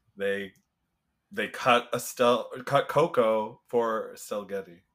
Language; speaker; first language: English; native; English